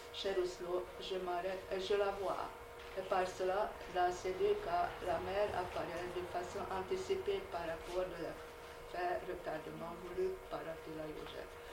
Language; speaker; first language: French; non-native, fluent; Hungarian